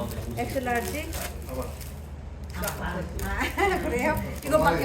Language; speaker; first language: Korean; non-native, learner; Nepali